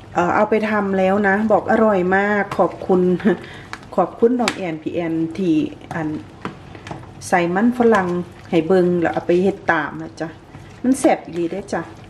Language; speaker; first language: Thai; native; Thai